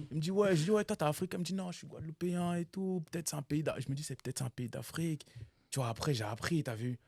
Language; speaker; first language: French; early bilingual, other home language; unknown